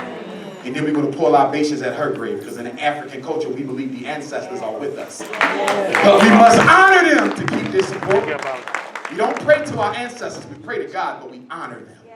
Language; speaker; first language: English; native; English